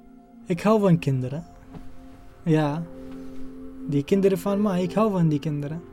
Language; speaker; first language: Dutch; non-native, learner; Arabic